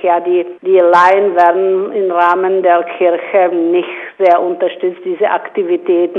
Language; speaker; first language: German; non-native, fluent; Czech